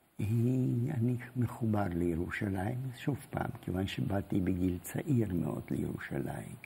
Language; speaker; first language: Hebrew; non-native, fluent; German